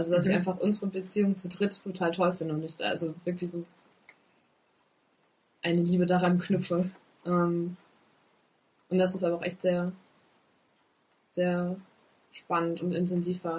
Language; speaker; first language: German; native; German